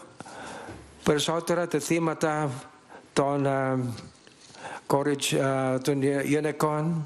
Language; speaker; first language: Greek; non-native, learner; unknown